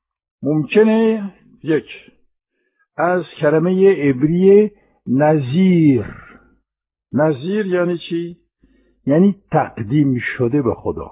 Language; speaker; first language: Persian; non-native, fluent; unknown